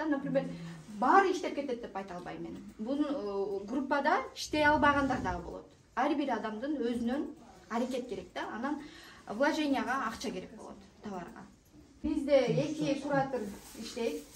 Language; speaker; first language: Kyrgyz; native; Kyrgyz